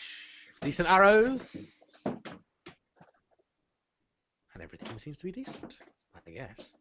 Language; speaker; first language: English; native; English